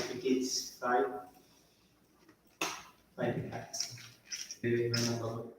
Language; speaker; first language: English; non-native, learner; Portuguese